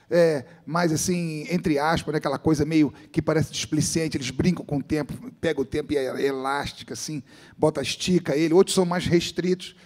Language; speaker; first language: Portuguese; native; Portuguese